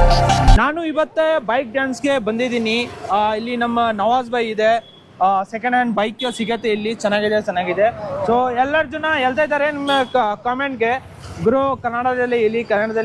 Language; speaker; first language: Kannada; non-native, local second language; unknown